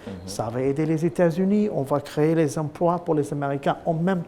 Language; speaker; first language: French; non-native, fluent; English